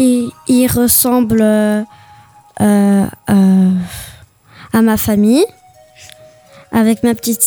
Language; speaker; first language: French; early bilingual, other home language; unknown